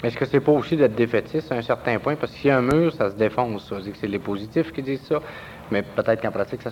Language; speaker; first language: French; native; French